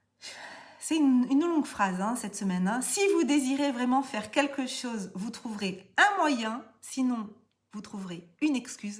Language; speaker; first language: French; native; French